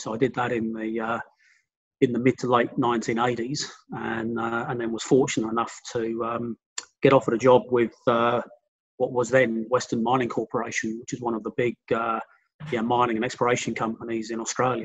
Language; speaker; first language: English; native; English